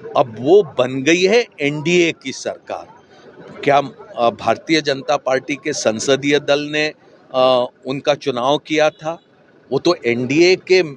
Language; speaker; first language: Hindi; non-native, local second language; Marathi